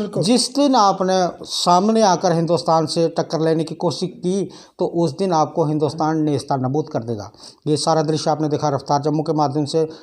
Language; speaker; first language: Hindi; non-native, local second language; Dogri